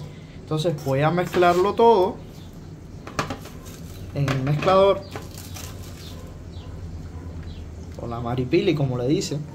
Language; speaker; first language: Spanish; native; Spanish